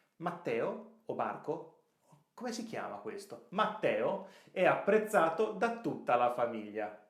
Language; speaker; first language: Italian; native; Italian